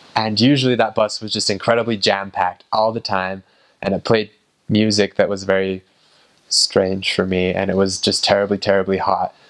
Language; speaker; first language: English; native; English